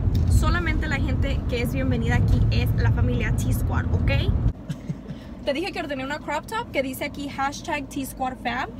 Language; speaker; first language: Spanish; early bilingual, heritage; Spanish